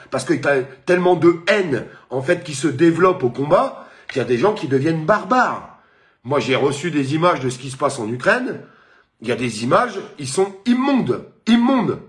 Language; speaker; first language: French; native; French